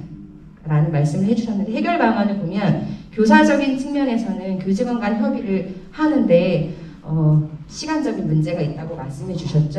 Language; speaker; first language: Korean; native; Korean